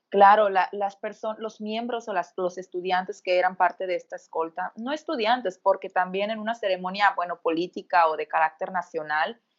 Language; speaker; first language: Spanish; native; Spanish